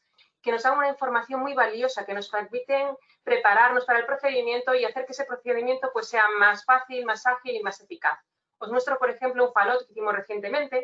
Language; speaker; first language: Spanish; native; Spanish